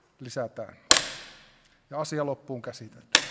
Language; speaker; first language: Finnish; native; Finnish